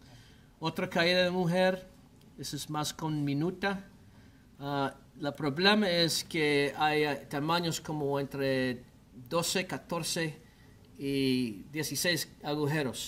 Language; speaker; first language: Spanish; non-native, learner; English